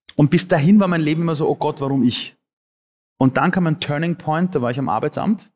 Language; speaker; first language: German; early bilingual, other home language; Persian